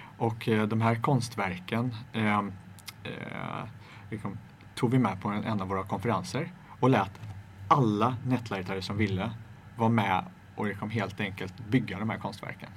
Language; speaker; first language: Swedish; native; Swedish